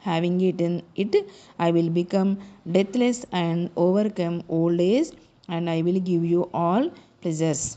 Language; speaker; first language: English; non-native, local second language; Telugu